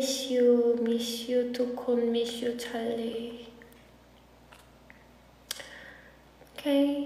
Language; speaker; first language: English; non-native, learner; Korean